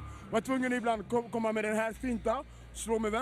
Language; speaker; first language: Swedish; early bilingual, other home language; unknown